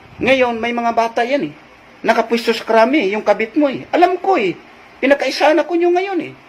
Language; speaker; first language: Filipino; non-native, local second language; Cebuano